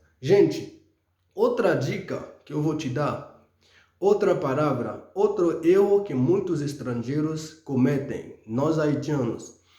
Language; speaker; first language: Portuguese; non-native, fluent; Haitian Creole